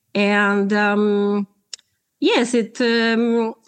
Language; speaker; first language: English; non-native, fluent; Polish